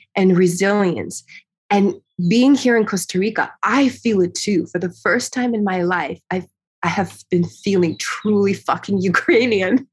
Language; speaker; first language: English; early bilingual, other home language; Ukrainian